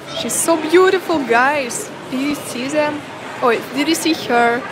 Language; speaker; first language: English; non-native, learner; Russian